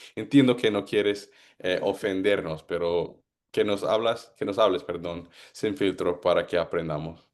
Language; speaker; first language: Spanish; non-native, fluent; English